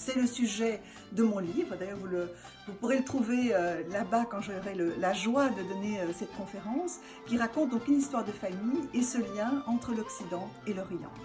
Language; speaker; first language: French; native; French